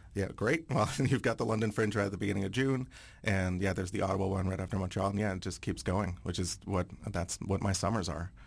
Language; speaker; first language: English; non-native, fluent; French